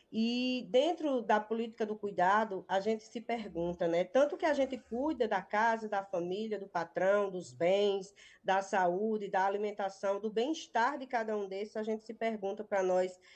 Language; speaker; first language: Portuguese; native; Portuguese